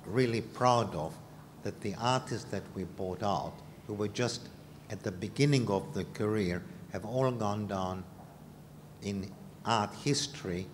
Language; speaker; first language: English; non-native, fluent; Hungarian